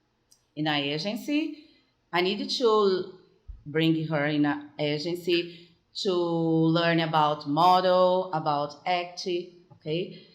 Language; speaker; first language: English; non-native, fluent; Portuguese